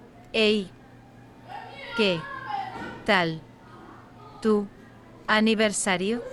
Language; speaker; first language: Spanish; non-native, learner; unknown